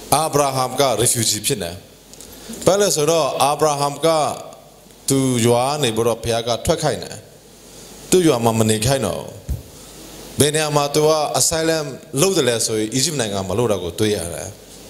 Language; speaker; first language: Burmese; non-native, local second language; Hakha Chin